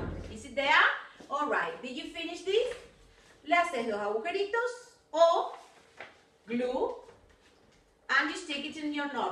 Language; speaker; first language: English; non-native, fluent; Spanish